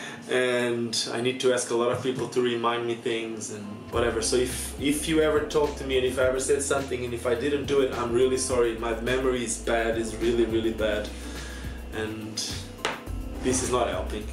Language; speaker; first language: English; non-native, fluent; Portuguese